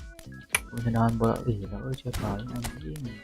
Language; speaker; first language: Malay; non-native, local second language; Sundanese